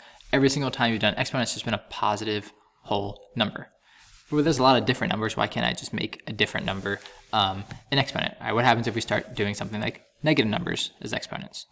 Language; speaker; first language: English; native; English